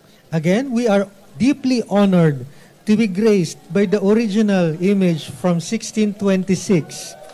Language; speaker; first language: English; non-native, local second language; Filipino